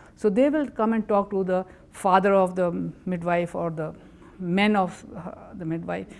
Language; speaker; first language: English; non-native, local second language; Urdu